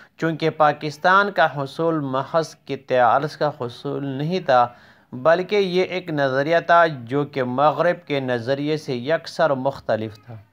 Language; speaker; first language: Urdu; non-native, local second language; Pashto